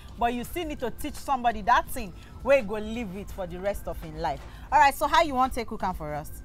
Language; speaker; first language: Nigerian Pidgin; native; Nigerian Pidgin